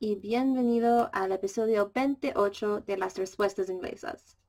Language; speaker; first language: Spanish; non-native, fluent; English